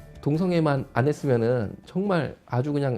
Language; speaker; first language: Korean; native; Korean